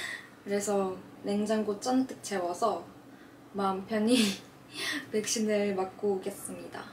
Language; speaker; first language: Korean; non-native, fluent; Russian